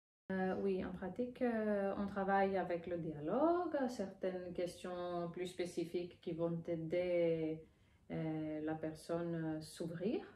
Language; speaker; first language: French; non-native, fluent; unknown